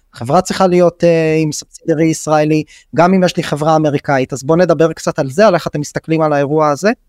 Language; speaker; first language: Hebrew; native; Hebrew